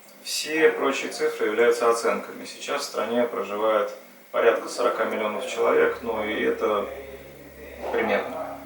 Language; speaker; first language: Russian; native; Russian